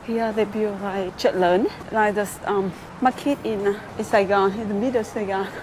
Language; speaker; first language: English; non-native, learner; Vietnamese